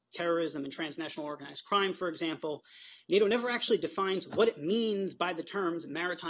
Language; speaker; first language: English; native; English